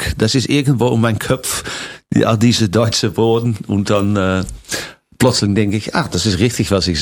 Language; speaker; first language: German; non-native, fluent; Dutch